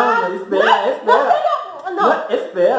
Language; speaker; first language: Portuguese; non-native, fluent; Haitian Creole